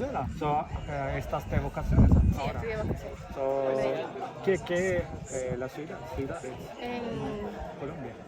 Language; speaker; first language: Spanish; non-native, learner; Turkish